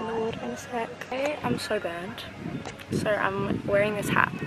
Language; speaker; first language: English; native; English